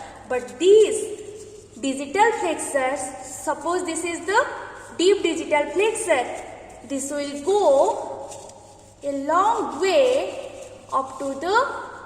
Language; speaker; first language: English; non-native, local second language; Hindi